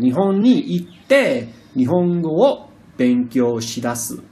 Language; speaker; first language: Japanese; non-native, learner; English